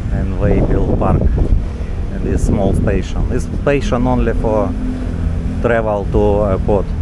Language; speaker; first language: English; non-native, learner; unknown